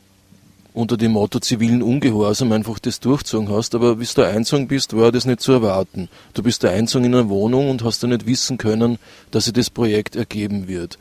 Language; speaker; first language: German; native; German